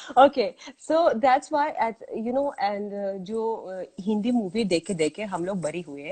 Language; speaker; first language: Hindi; non-native, learner; Azerbaijani